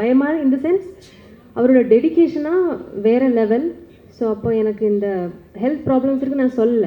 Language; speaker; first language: Tamil; non-native, learner; Malayalam